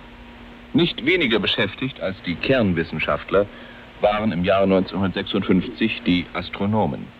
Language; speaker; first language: German; native; German